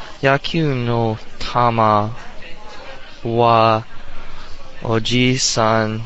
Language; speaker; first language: Japanese; non-native, learner; English